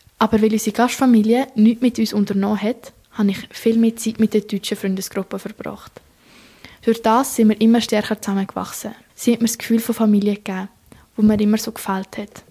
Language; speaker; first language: German; native; German